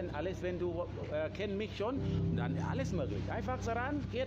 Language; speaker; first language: German; non-native, learner; Thai